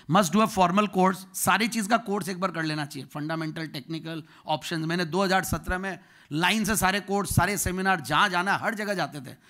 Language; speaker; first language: Hindi; native; Hindi